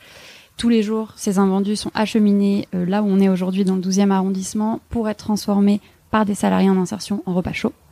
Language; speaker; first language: French; native; French